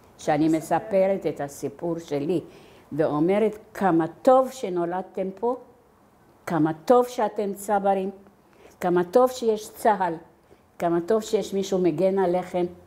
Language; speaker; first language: Hebrew; non-native, fluent; Arabic